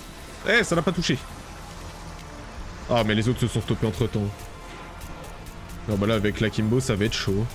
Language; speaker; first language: French; native; French